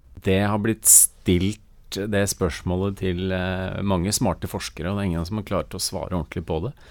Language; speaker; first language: Norwegian; native; Norwegian